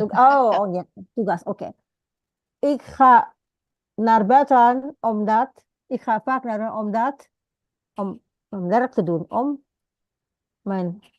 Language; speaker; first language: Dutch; non-native, fluent; Indonesian